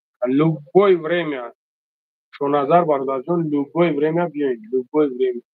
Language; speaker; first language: Russian; non-native, fluent; Tajik